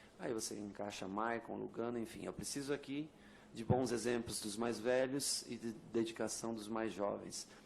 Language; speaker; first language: Portuguese; native; Portuguese